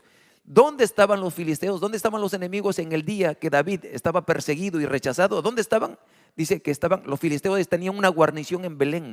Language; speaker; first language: Spanish; native; Spanish